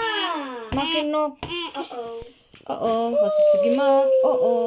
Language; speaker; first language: German; non-native, learner; Cebuano